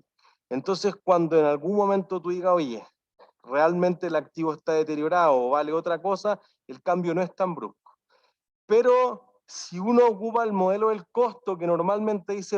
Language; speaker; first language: Spanish; native; Spanish